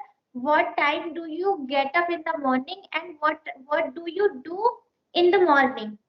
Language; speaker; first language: English; non-native, learner; Hindi